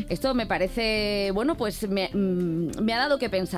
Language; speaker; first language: Spanish; native; Spanish